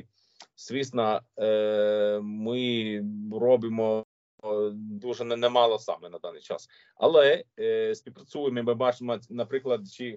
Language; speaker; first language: Ukrainian; non-native, learner; Swedish